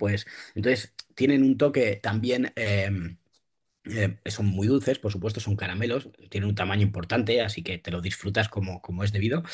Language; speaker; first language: Spanish; native; Spanish